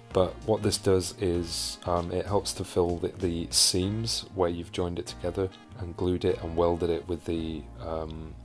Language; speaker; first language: English; native; English